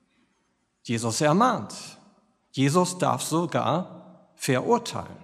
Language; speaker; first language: German; native; German